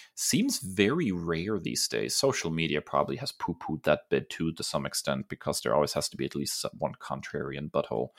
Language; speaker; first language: English; early bilingual, other home language; German